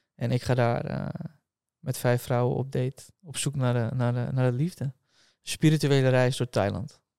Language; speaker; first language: Dutch; native; Dutch